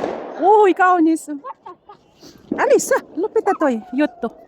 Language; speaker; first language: Finnish; non-native, learner; Filipino